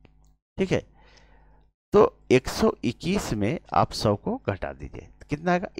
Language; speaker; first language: Hindi; native; Hindi